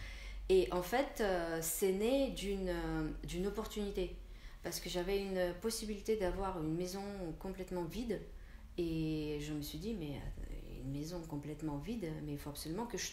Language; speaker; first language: French; non-native, fluent; Russian